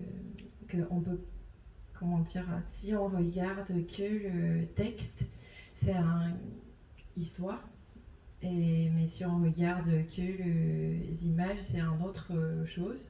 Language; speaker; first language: French; non-native, fluent; Chinese